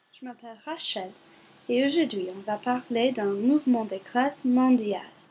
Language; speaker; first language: French; non-native, learner; English